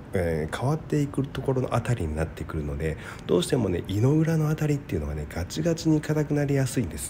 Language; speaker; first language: Japanese; native; Japanese